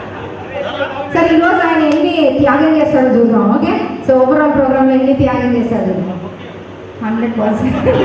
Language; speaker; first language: Telugu; native; Telugu